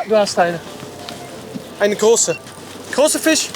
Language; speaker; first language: German; non-native, learner; Dutch